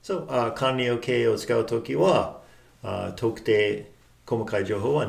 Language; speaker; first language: Japanese; non-native, fluent; English